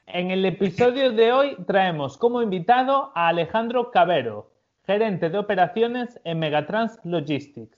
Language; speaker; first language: Spanish; native; Spanish